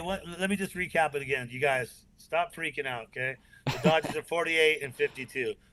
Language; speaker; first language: English; native; English